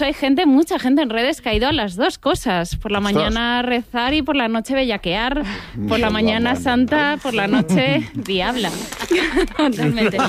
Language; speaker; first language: Spanish; native; Spanish